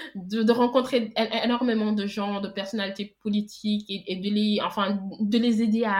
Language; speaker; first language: French; non-native, local second language; Wolof